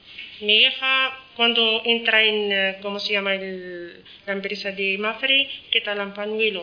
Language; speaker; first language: Spanish; non-native, learner; Arabic